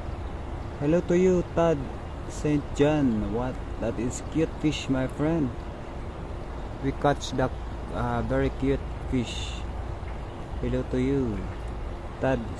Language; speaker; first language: English; non-native, learner; Filipino